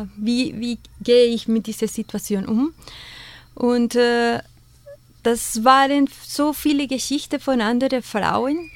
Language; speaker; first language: German; non-native, fluent; Spanish